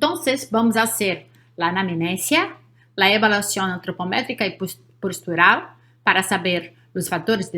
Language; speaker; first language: Spanish; non-native, learner; Portuguese